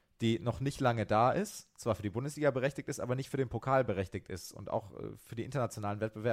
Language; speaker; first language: German; native; German